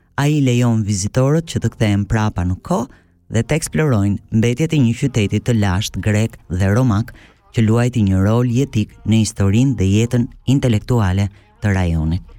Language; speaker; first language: Albanian; early bilingual, heritage; Albanian